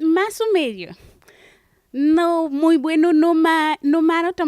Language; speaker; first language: Portuguese; non-native, learner; Haitian Creole